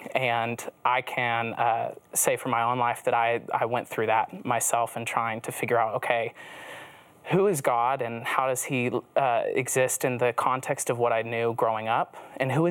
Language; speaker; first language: English; native; English